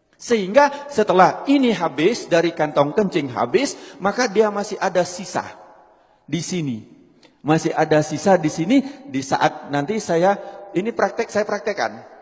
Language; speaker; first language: Indonesian; native; Indonesian